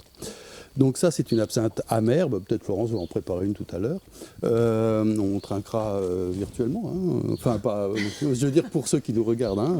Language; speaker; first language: French; native; French